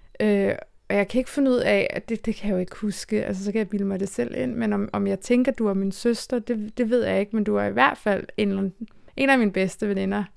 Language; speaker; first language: Danish; early bilingual, other home language; Turkish